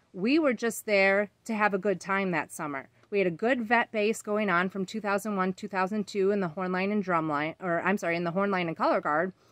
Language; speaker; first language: English; native; English